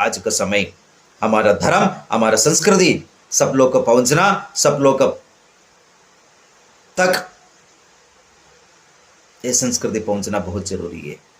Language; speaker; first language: Hindi; non-native, local second language; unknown